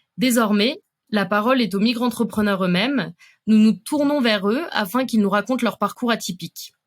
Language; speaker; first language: French; native; French